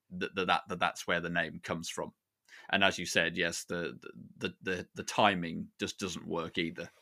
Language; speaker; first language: English; native; English